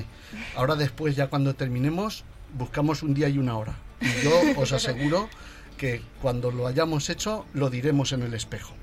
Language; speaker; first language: Spanish; native; Spanish